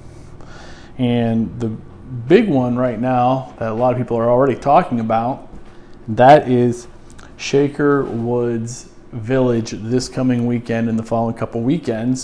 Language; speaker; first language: English; native; English